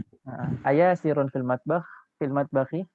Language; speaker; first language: Arabic; non-native, fluent; Indonesian